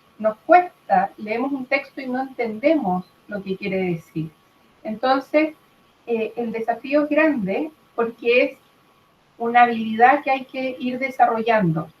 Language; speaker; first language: Spanish; native; Spanish